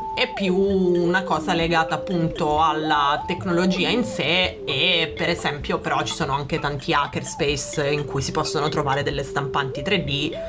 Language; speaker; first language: Italian; native; Italian